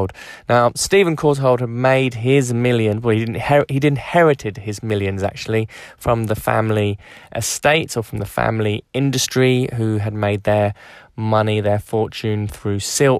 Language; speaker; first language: English; native; English